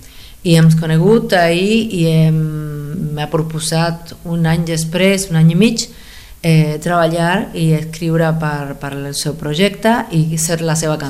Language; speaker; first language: Catalan; non-native, fluent; Spanish